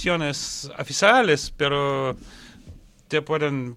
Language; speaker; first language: Spanish; non-native, learner; Russian